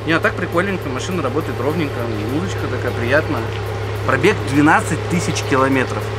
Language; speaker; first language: Russian; native; Russian